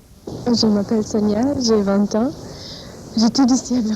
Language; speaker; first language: French; non-native, fluent; German